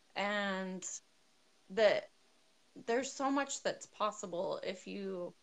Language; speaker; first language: English; native; English